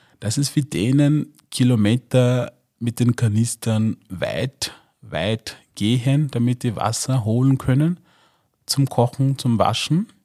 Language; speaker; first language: German; non-native, fluent; Mossi